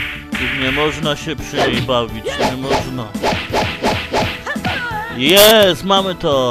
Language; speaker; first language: Polish; native; Polish